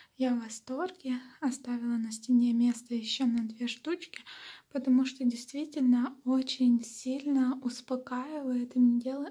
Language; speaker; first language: Russian; non-native, local second language; Ukrainian